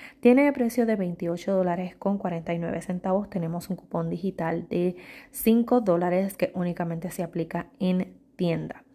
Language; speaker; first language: Spanish; native; Spanish